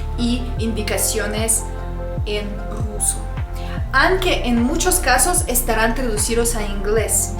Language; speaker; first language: Spanish; non-native, fluent; Russian